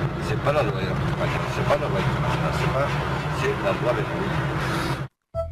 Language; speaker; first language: French; non-native, learner; Spanish